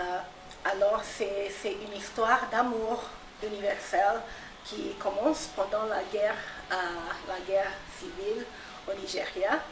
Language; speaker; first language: French; non-native, fluent; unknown